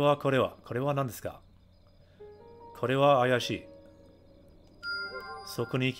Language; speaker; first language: Japanese; non-native, learner; English